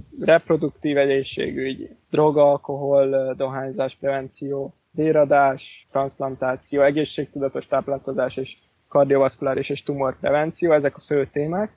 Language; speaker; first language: Hungarian; native; Hungarian